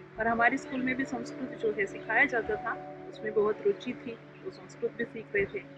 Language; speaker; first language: Hindi; non-native, local second language; Telugu